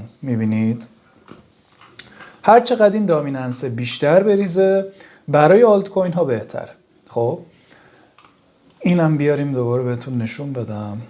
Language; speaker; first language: Persian; native; Persian